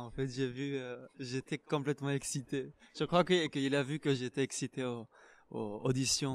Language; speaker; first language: French; non-native, fluent; Hebrew